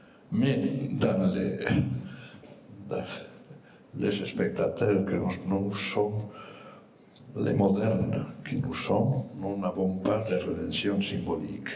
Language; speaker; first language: French; non-native, fluent; Spanish